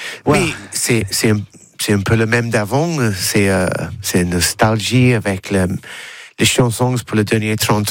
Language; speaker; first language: French; non-native, learner; English